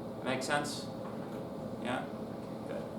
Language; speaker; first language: English; native; English